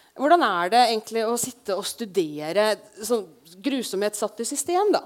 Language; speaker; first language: Norwegian; native; Norwegian